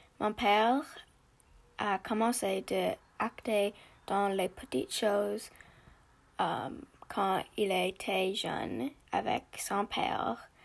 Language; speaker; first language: French; non-native, learner; English